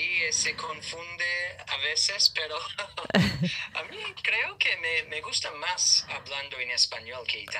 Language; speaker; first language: Spanish; non-native, fluent; English